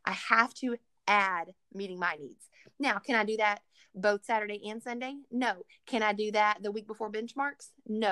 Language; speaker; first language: English; native; English